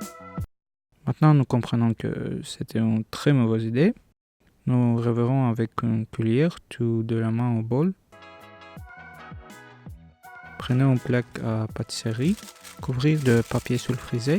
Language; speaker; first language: French; non-native, learner; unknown